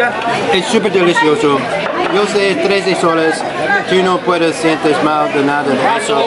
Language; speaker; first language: Spanish; non-native, learner; English